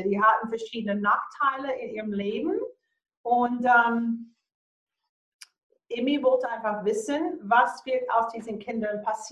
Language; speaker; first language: German; non-native, fluent; English